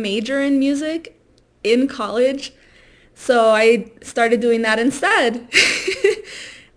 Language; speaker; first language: English; early bilingual, other home language; Spanish